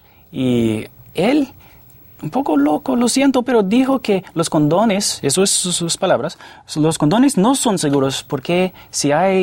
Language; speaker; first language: Spanish; non-native, fluent; English